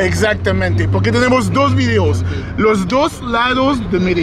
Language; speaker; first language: Spanish; non-native, learner; English